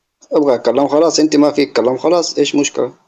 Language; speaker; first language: Arabic; non-native, learner; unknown